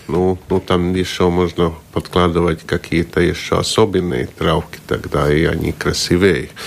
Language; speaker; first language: Russian; non-native, local second language; Latvian